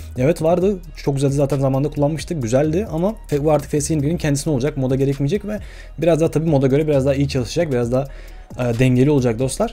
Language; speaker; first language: Turkish; early bilingual, heritage; Turkish